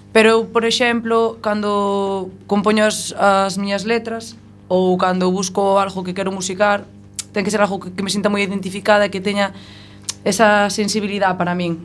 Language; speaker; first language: Galician; native; Galician